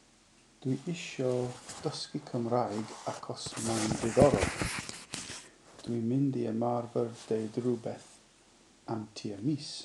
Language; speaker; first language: Welsh; non-native, learner; English